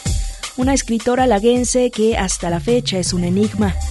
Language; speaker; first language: Spanish; native; Spanish